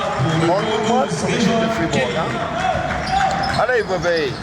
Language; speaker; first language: French; non-native, learner; English